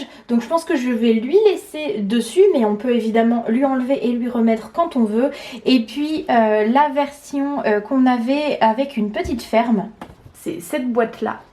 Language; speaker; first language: French; native; French